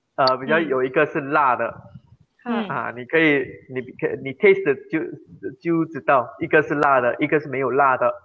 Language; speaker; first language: Chinese; non-native, local second language; Tamil